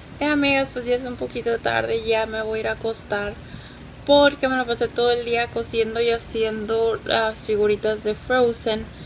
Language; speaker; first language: Spanish; native; Spanish